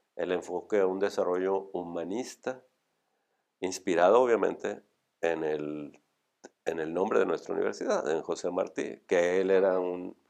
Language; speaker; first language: Spanish; native; Spanish